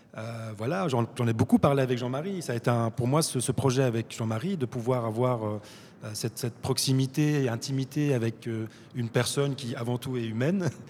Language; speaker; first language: French; early bilingual, other home language; Arabic